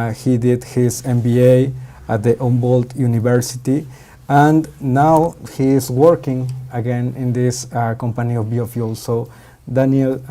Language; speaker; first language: English; non-native, fluent; Spanish